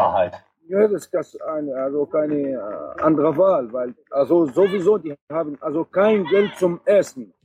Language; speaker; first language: German; non-native, learner; Arabic